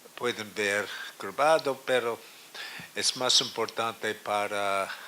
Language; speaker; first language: Spanish; non-native, learner; English